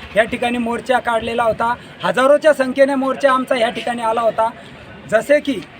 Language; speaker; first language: Marathi; native; Marathi